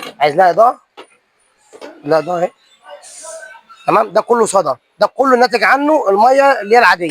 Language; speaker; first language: Arabic; native; Arabic